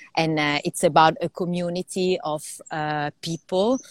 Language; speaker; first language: English; non-native, fluent; Italian